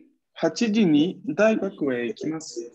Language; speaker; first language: Japanese; non-native, fluent; Spanish